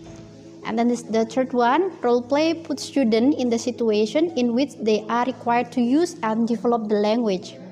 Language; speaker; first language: English; non-native, fluent; Indonesian